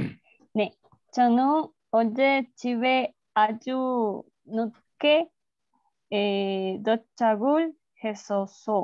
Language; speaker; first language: Korean; non-native, learner; Spanish